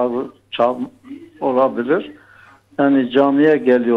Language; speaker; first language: Turkish; non-native, local second language; Kurdish